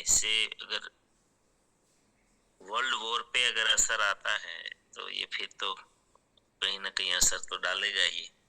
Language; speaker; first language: Hindi; native; Hindi